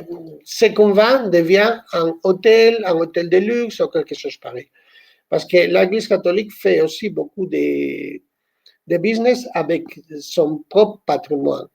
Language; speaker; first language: French; non-native, fluent; Spanish